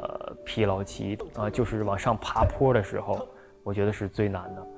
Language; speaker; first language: Chinese; native; Chinese